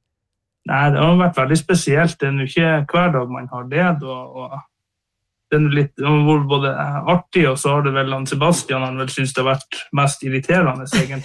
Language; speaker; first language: Norwegian; native; Norwegian